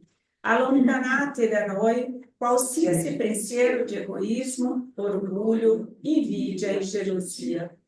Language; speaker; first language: Italian; non-native, fluent; Portuguese